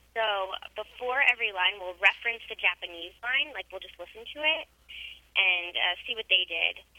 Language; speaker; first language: English; native; English